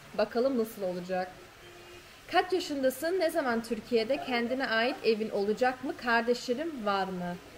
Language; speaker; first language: Turkish; early bilingual, heritage; Turkish